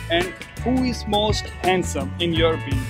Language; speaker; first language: English; non-native, local second language; Urdu